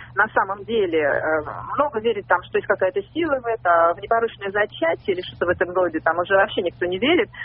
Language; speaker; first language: Russian; non-native, fluent; German